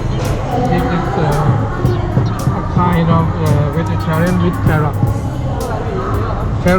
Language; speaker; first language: English; non-native, learner; Thai